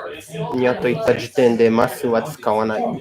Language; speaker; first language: Japanese; non-native, learner; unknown